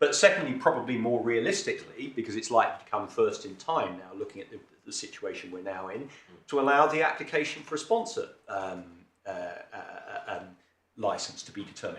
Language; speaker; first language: English; native; English